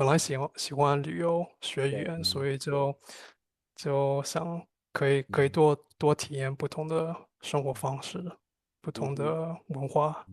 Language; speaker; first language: Chinese; non-native, fluent; English